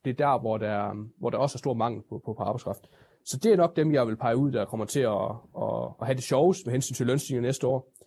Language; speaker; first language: Danish; native; Danish